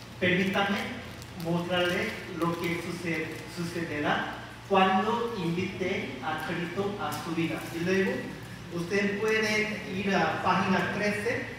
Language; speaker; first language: Spanish; non-native, learner; Korean